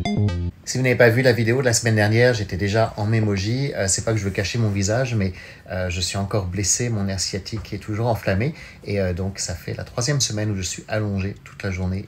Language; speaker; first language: French; native; French